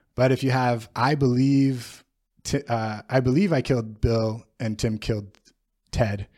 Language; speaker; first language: English; native; English